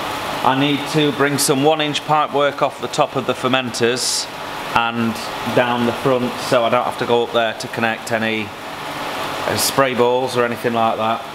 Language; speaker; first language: English; native; English